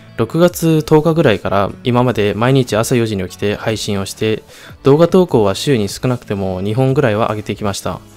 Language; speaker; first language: Japanese; early bilingual, heritage; Japanese